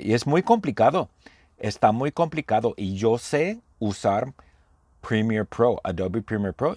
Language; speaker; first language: Spanish; non-native, fluent; English